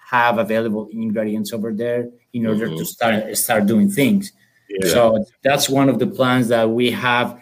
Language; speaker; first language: English; non-native, fluent; Spanish